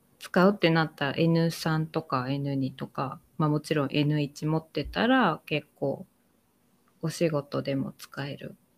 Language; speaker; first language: Japanese; native; Japanese